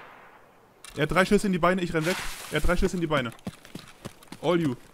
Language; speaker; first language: German; native; German